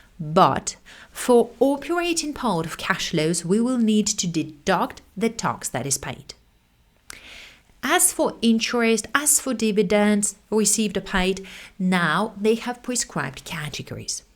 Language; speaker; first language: English; non-native, fluent; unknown